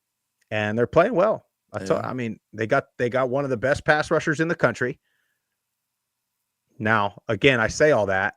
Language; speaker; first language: English; native; English